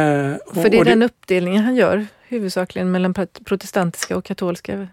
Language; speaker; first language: Swedish; native; Swedish